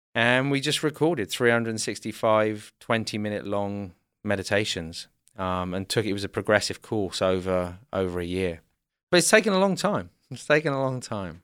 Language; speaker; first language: English; native; English